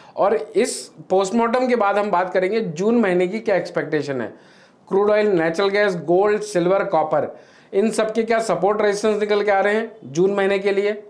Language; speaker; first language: Hindi; native; Hindi